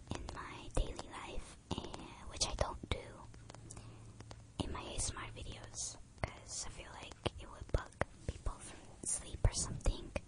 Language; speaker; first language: English; early bilingual, other home language; Japanese